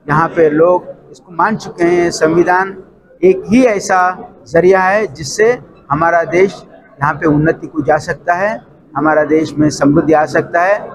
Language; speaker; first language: Hindi; non-native, local second language; Kannada